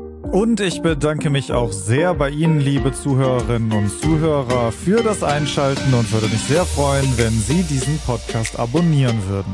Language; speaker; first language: German; native; German